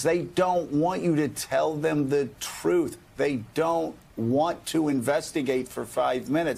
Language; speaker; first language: English; native; English